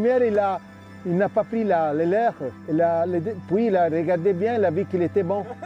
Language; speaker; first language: French; non-native, fluent; Italian